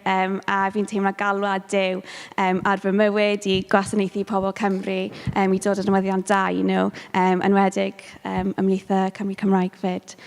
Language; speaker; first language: Welsh; native; Welsh